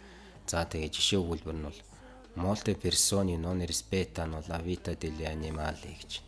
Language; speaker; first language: Italian; non-native, learner; Mongolian